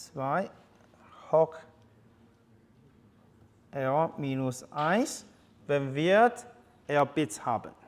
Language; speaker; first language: German; non-native, learner; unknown